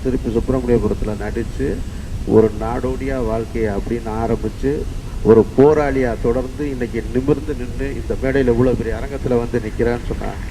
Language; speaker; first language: Tamil; native; Tamil